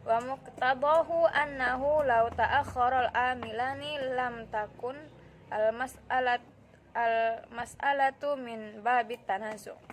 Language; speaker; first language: Arabic; non-native, learner; Indonesian